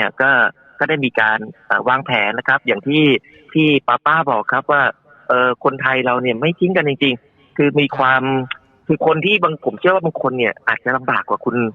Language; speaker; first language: Thai; native; Thai